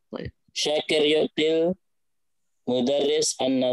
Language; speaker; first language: Arabic; non-native, learner; Indonesian